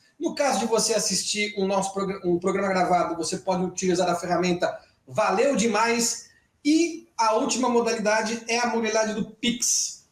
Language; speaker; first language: Portuguese; native; Portuguese